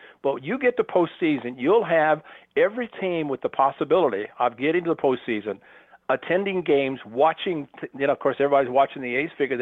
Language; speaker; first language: English; native; English